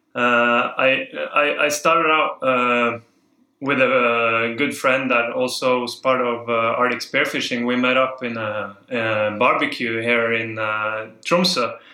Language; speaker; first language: English; non-native, fluent; Norwegian